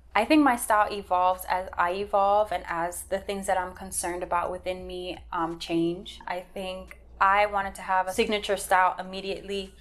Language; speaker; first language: English; native; English